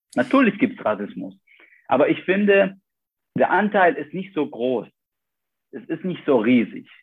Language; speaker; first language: German; non-native, fluent; Arabic